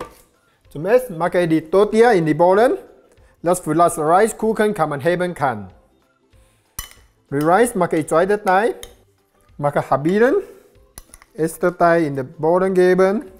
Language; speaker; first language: German; non-native, learner; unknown